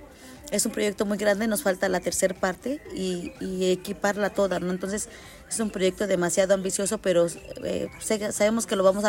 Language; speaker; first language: Spanish; native; Spanish